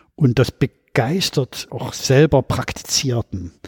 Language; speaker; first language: German; native; German